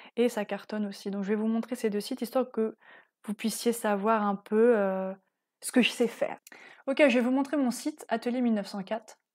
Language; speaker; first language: French; native; French